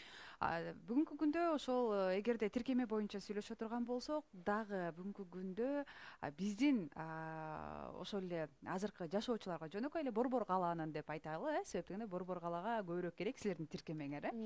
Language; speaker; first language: Kyrgyz; native; Kyrgyz